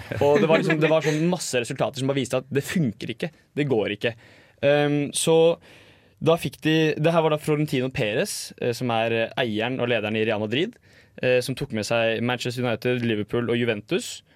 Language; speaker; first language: Norwegian; native; Norwegian